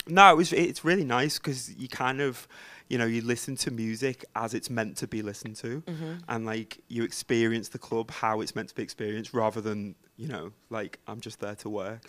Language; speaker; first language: English; native; English